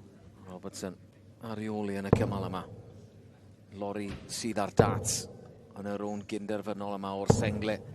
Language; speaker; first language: Welsh; native; Welsh